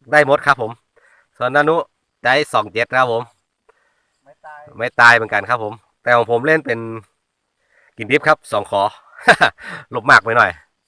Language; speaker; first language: Thai; native; Thai